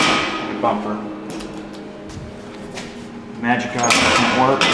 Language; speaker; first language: English; native; English